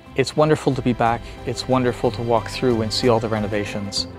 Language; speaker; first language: English; native; English